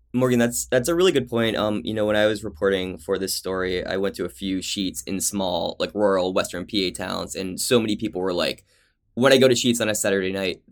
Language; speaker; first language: English; native; English